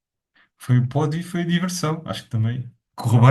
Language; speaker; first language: Portuguese; native; Portuguese